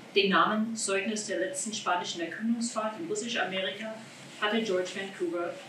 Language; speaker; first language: German; non-native, fluent; English